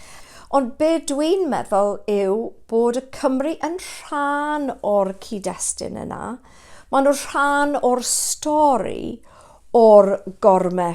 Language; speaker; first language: Welsh; non-native, local second language; English